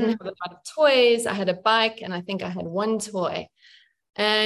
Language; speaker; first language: English; native; English